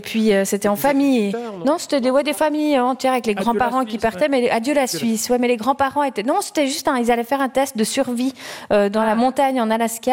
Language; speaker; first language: French; native; French